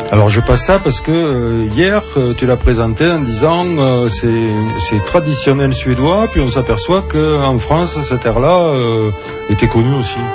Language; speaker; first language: French; native; French